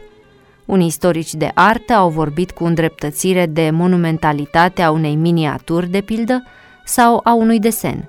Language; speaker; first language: Romanian; native; Romanian